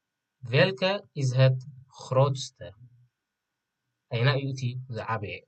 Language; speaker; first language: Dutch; non-native, fluent; Tigrinya